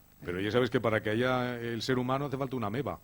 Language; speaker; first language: Spanish; native; Spanish